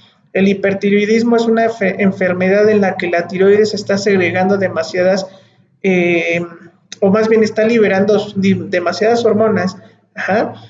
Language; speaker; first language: Spanish; native; Spanish